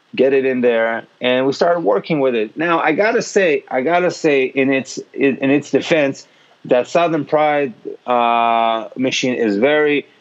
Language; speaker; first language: English; non-native, fluent; Hebrew